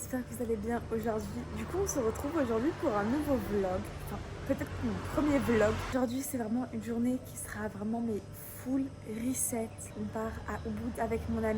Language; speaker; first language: French; native; French